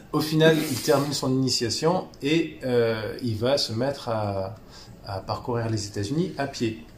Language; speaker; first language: French; early bilingual, other home language; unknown